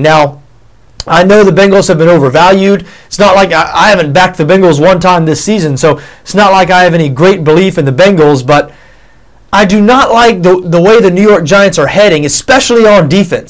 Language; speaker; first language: English; native; English